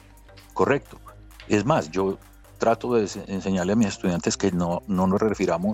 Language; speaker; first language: Spanish; native; Spanish